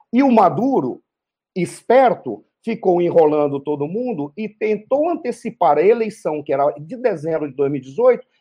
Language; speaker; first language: Portuguese; native; Portuguese